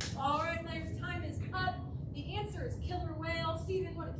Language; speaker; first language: English; native; English